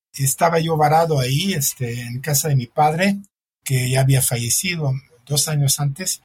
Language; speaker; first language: Spanish; non-native, fluent; French